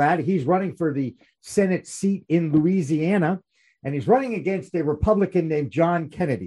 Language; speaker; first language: English; native; English